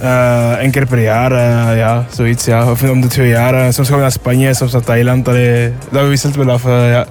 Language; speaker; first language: Dutch; early bilingual, other home language; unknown